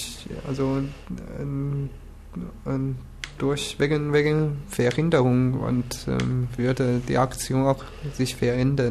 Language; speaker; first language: German; non-native, learner; Chinese